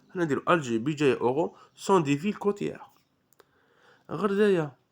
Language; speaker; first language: French; non-native, local second language; Arabic